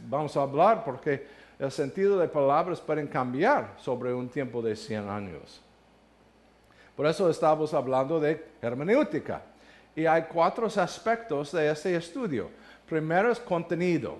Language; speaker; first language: Spanish; non-native, learner; English